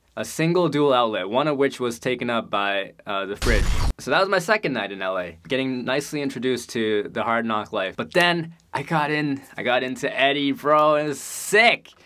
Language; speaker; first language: English; native; English